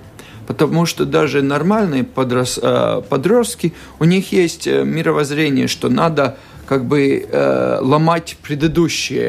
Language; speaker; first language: Russian; non-native, local second language; Latvian